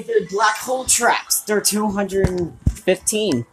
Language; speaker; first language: English; native; English